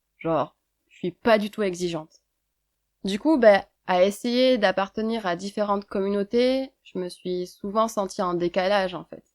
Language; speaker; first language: French; native; French